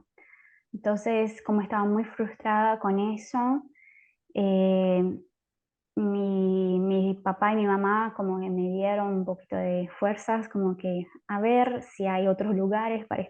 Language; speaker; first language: Spanish; native; Spanish